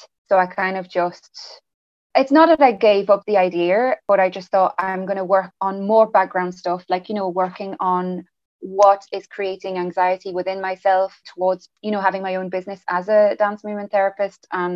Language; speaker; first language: English; non-native, fluent; French